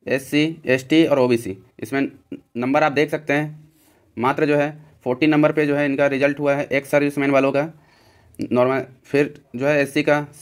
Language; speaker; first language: Hindi; native; Hindi